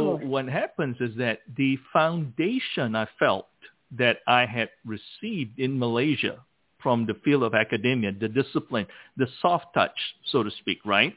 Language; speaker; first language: English; non-native, local second language; Min Nan Chinese